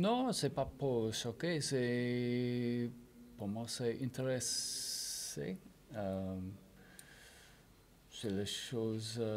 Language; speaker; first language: French; non-native, learner; English